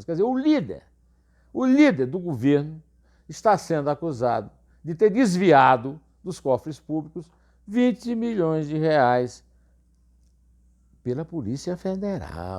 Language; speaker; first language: Portuguese; native; Portuguese